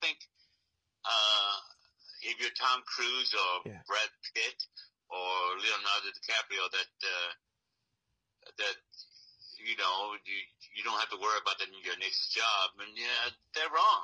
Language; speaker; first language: English; native; English